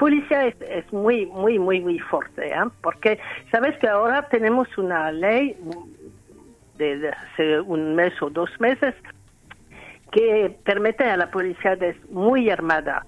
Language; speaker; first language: Spanish; non-native, learner; French